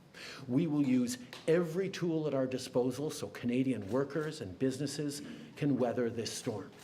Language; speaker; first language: English; native; English